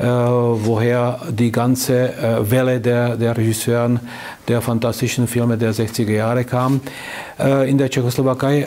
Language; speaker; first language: German; non-native, fluent; Czech